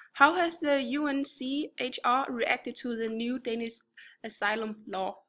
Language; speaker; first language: English; non-native, fluent; Danish